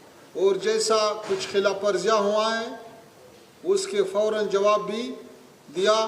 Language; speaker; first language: Hindi; non-native, fluent; Pashto